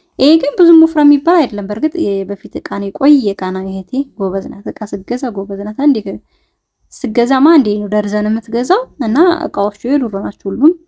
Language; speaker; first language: Amharic; native; Amharic